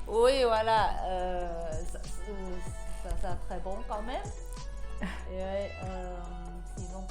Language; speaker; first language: French; non-native, learner; Chinese